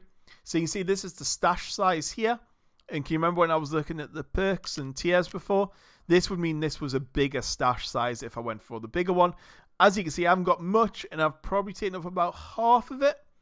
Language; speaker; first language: English; native; English